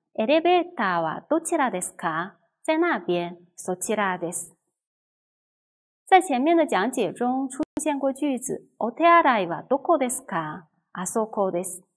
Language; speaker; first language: Japanese; non-native, fluent; Chinese